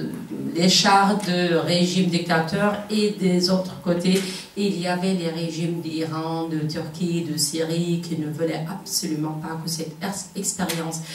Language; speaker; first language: French; non-native, fluent; Kurdish